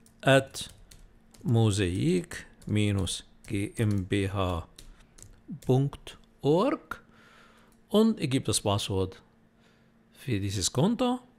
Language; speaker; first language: German; non-native, fluent; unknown